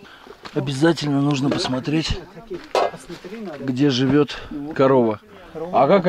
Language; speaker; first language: Russian; non-native, learner; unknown